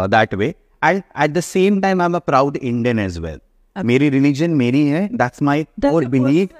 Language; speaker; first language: Hindi; native; Hindi